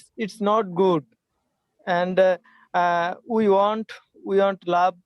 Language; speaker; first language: English; non-native, learner; Hindi